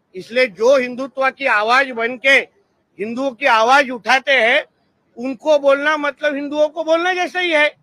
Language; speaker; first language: Hindi; non-native, local second language; Marathi